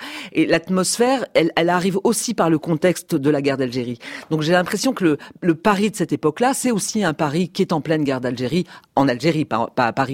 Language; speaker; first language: French; native; French